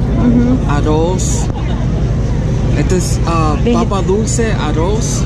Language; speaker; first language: Spanish; early bilingual, other home language; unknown